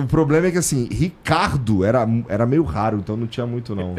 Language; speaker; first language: Portuguese; native; Portuguese